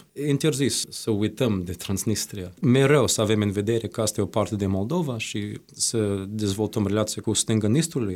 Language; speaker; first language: Romanian; non-native, fluent; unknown